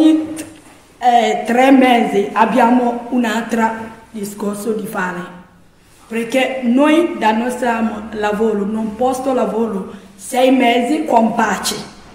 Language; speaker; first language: Italian; non-native, learner; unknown